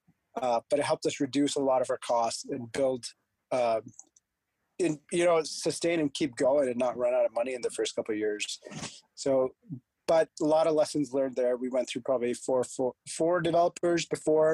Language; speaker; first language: English; non-native, local second language; Punjabi